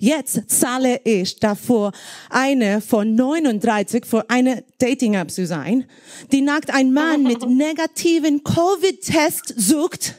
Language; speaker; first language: German; non-native, learner; Spanish